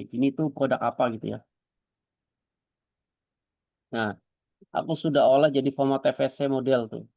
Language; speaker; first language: Indonesian; native; Indonesian